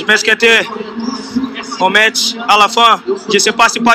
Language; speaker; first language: French; non-native, learner; Portuguese